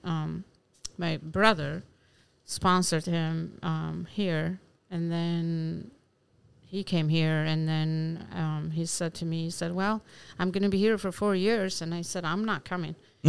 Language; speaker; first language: English; non-native, fluent; Albanian